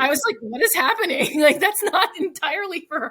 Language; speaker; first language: English; native; English